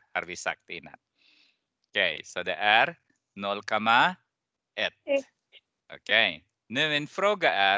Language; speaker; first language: Swedish; non-native, fluent; Arabic